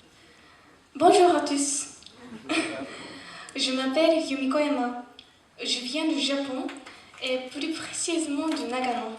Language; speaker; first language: French; non-native, fluent; Japanese